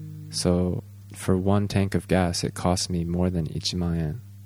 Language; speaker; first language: English; native; English